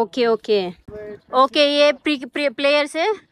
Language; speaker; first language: Hindi; non-native, local second language; Telugu